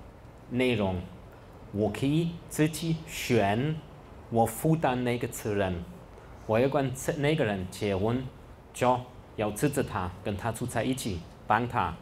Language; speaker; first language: Chinese; non-native, fluent; German